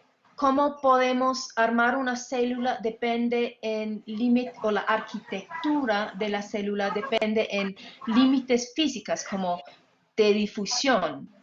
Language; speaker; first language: Spanish; non-native, fluent; English